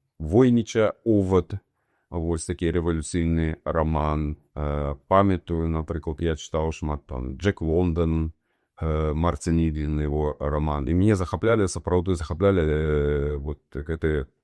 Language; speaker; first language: Belarusian; non-native, local second language; Russian